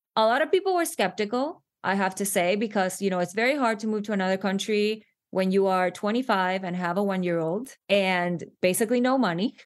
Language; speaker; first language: English; non-native, fluent; Spanish